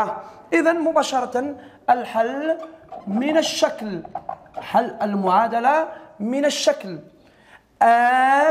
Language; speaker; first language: Arabic; native; Arabic